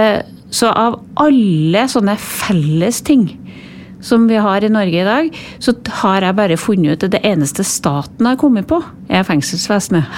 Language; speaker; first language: Norwegian; native; Norwegian